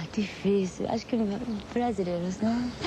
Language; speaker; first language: Portuguese; non-native, learner; Japanese